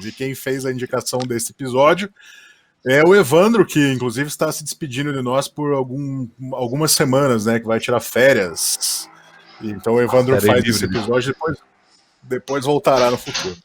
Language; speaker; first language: Portuguese; native; Portuguese